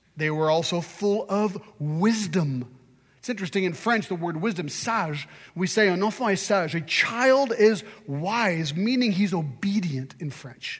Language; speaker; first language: English; early bilingual, other home language; French